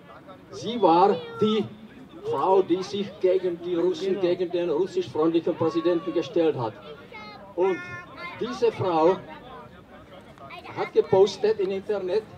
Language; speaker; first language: German; non-native, fluent; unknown